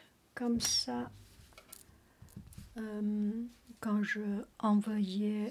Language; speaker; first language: French; non-native, learner; Chinese